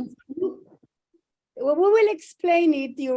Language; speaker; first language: English; non-native, fluent; Hebrew